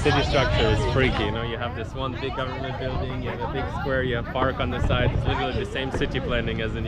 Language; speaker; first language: English; non-native, fluent; Ukrainian